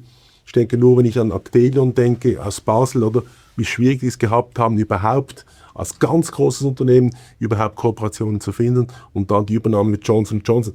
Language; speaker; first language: German; native; German